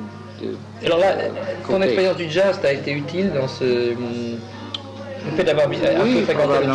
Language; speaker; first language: French; native; French